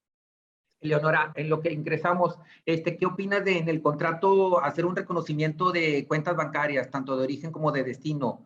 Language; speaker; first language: Spanish; native; Spanish